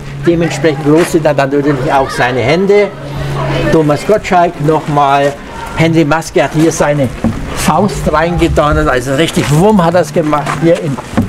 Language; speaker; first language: German; native; German